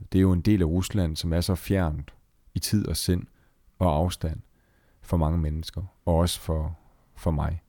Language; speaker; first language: Danish; native; Danish